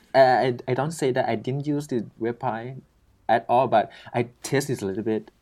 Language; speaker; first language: English; non-native, learner; Thai